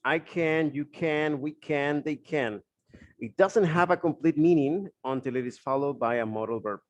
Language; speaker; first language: English; non-native, fluent; Spanish